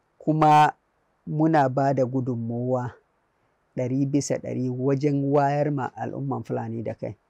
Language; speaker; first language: Hausa; non-native, local second language; Fula